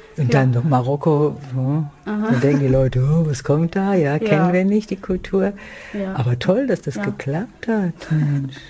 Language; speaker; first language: German; native; German